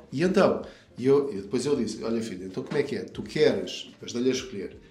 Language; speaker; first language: Portuguese; native; Portuguese